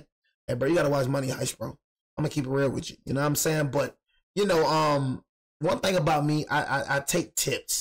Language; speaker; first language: English; native; English